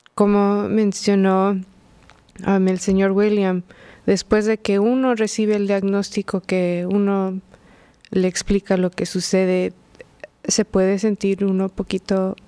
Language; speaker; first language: Spanish; early bilingual, heritage; Spanish